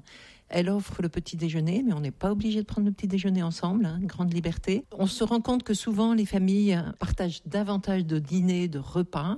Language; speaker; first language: French; native; French